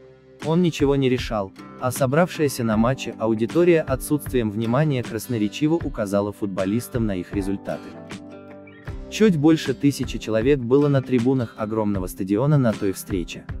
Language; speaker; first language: Russian; native; Russian